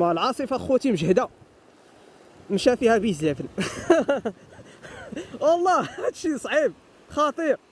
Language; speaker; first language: Arabic; native; Arabic